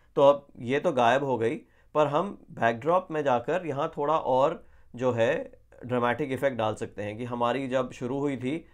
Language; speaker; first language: Hindi; native; Hindi